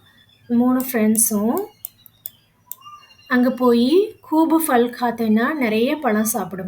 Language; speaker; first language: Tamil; native; Tamil